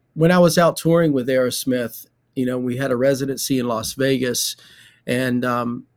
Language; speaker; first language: English; native; English